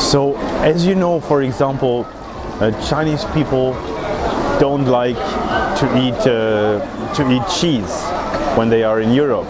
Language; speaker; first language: English; non-native, fluent; German